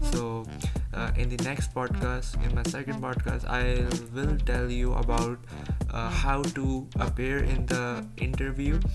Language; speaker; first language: English; non-native, local second language; Urdu